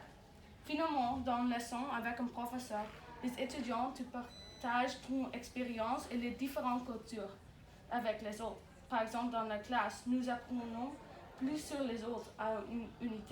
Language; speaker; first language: French; non-native, learner; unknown